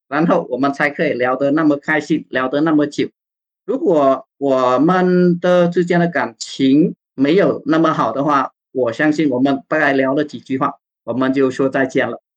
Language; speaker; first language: Chinese; non-native, fluent; Vietnamese